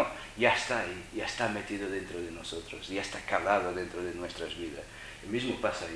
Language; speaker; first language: Spanish; non-native, fluent; Portuguese